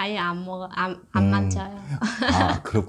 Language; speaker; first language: Korean; non-native, learner; Khmer